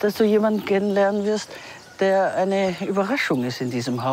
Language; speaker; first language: German; native; German